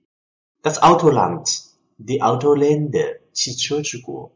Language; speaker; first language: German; non-native, fluent; Chinese